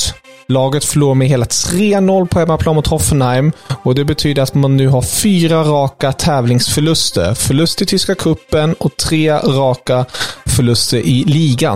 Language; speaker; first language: Swedish; native; Swedish